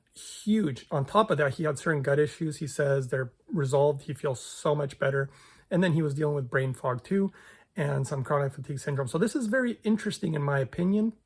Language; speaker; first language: English; native; English